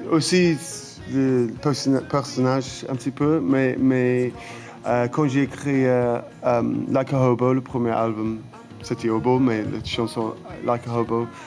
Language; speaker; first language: French; non-native, fluent; English